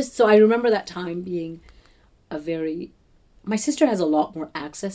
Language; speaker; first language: English; non-native, local second language; Bangla